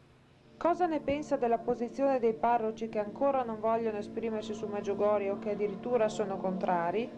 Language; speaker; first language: Italian; native; Italian